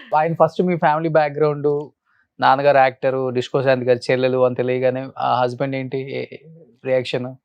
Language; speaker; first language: Telugu; native; Telugu